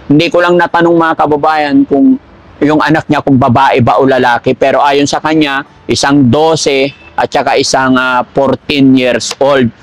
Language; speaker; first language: Filipino; native; Filipino